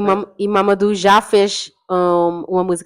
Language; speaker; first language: Portuguese; non-native, fluent; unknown